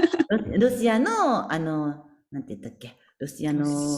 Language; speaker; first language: Japanese; native; Japanese